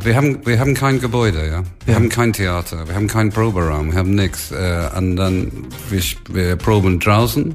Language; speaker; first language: German; non-native, learner; English